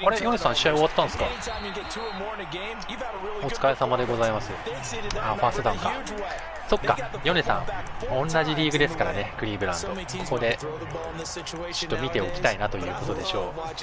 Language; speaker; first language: Japanese; native; Japanese